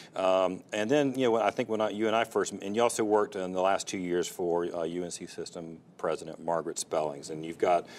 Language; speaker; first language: English; native; English